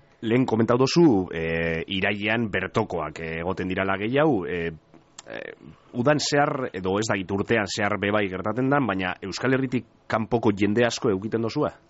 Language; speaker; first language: Basque; native; Basque